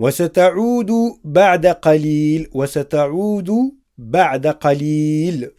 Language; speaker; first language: Arabic; non-native, fluent; French